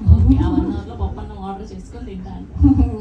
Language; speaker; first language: Telugu; native; Telugu